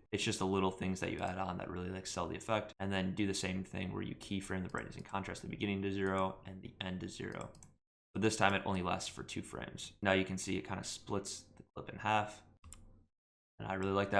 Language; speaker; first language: English; native; English